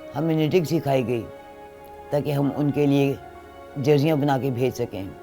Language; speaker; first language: Urdu; native; Urdu